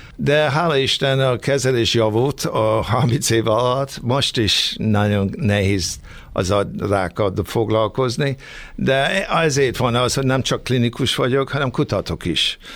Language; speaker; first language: Hungarian; early bilingual, heritage; Hungarian